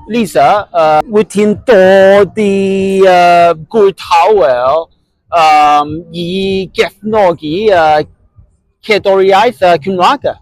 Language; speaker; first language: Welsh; non-native, learner; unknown